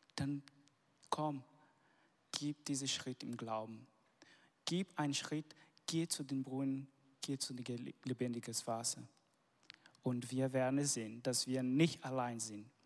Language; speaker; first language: German; non-native, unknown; Portuguese